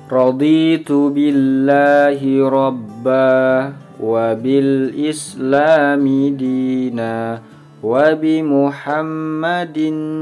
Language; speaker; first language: Arabic; non-native, fluent; Indonesian